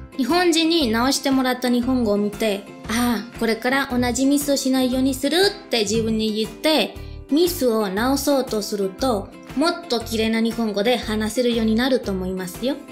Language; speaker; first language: Japanese; non-native, fluent; Spanish